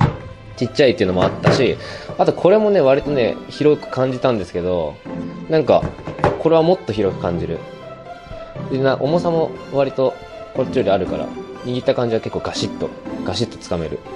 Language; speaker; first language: Japanese; native; Japanese